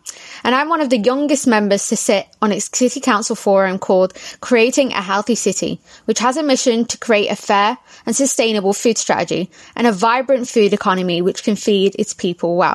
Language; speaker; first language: English; native; English